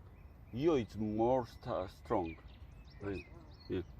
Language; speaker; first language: English; non-native, learner; Georgian